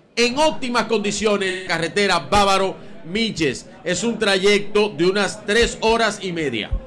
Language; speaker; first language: Spanish; native; Spanish